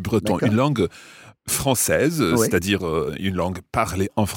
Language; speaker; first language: French; non-native, fluent; English